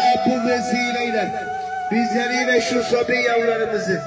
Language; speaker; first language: Turkish; native; Turkish